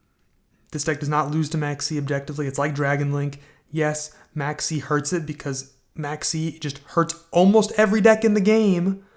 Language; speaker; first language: English; native; English